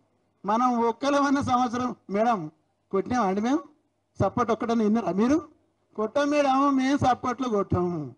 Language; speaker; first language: Telugu; native; Telugu